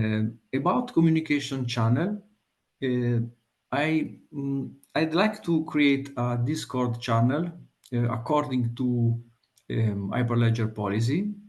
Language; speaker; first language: English; non-native, fluent; Italian